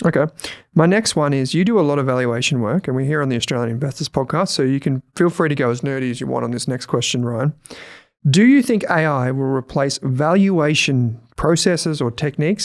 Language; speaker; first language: English; native; English